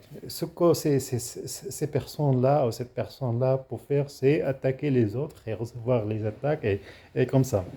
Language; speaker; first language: French; non-native, fluent; Arabic